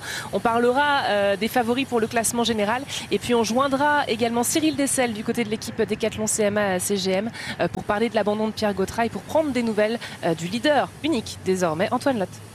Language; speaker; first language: French; native; French